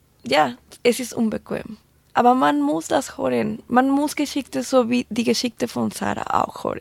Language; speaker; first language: German; non-native, fluent; Spanish